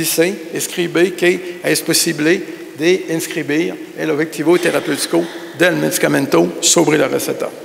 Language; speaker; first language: Spanish; non-native, learner; French